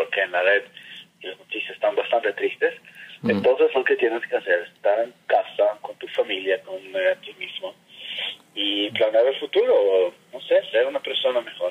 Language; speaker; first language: Spanish; non-native, fluent; Hebrew